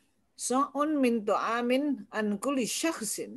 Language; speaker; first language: Arabic; non-native, learner; Indonesian